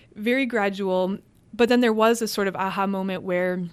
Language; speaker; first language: English; early bilingual, other home language; Hungarian